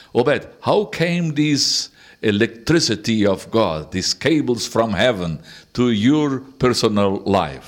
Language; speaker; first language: English; non-native, learner; Portuguese